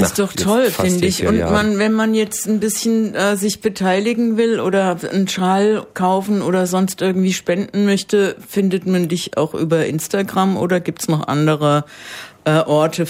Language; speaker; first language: German; native; German